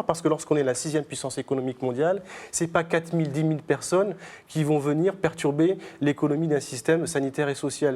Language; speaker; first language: French; native; French